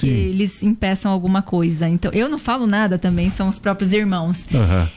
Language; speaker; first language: Portuguese; native; Portuguese